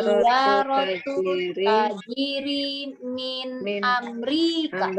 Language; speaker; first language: Arabic; non-native, learner; Indonesian